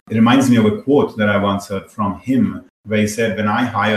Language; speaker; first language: English; non-native, local second language; Hindi